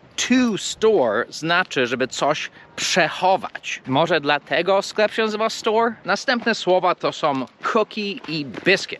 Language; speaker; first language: Polish; non-native, fluent; English